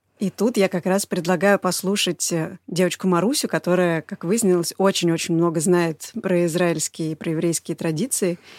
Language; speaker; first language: Russian; native; Russian